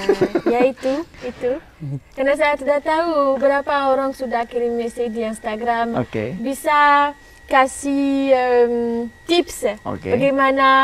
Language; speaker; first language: Indonesian; non-native, learner; French